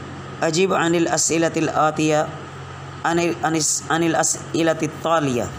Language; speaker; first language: Arabic; non-native, fluent; Urdu